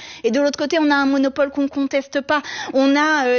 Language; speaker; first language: French; native; French